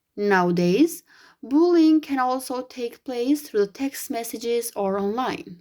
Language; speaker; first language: English; non-native, fluent; Albanian